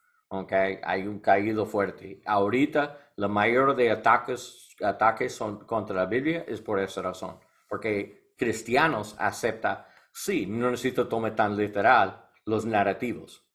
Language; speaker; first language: Spanish; non-native, learner; English